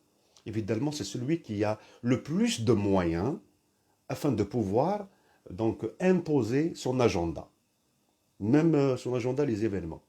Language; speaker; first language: French; non-native, local second language; Kabyle